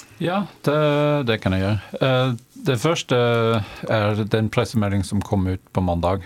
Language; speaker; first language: Norwegian; non-native, fluent; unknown